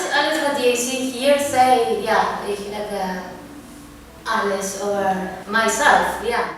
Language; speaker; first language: Dutch; non-native, learner; Spanish